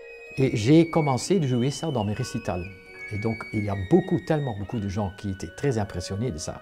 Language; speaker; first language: French; non-native, local second language; Dutch